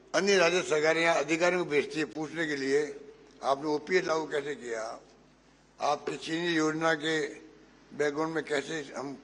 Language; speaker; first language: Hindi; native; Hindi